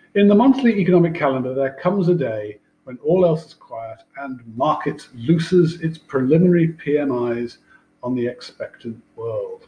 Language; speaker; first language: English; native; English